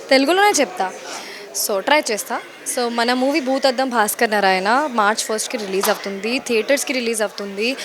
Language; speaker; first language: Telugu; non-native, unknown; Hindi